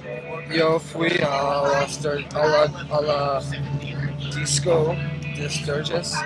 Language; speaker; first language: Spanish; non-native, learner; English